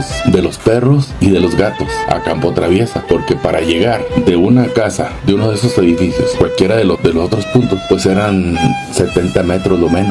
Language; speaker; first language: Spanish; native; Spanish